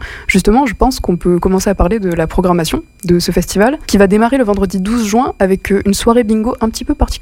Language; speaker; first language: French; native; French